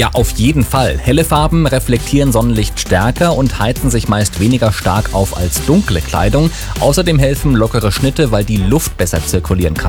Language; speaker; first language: German; native; German